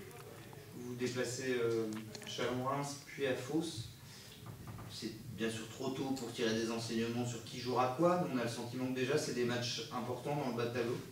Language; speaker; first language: French; native; French